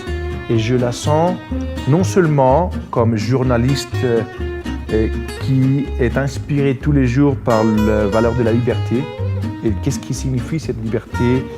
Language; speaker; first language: French; non-native, fluent; Spanish